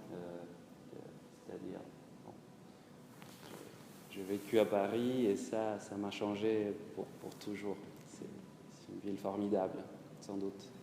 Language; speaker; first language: French; non-native, fluent; Spanish